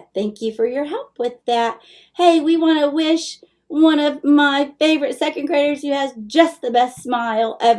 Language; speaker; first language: English; native; English